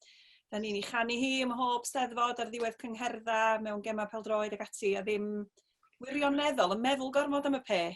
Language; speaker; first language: Welsh; native; Welsh